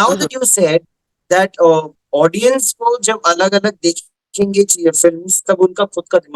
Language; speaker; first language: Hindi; native; Hindi